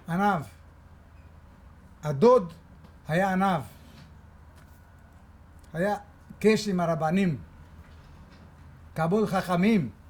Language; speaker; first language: Hebrew; non-native, fluent; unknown